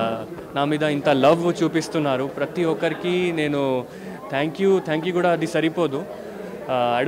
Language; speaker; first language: Telugu; non-native, local second language; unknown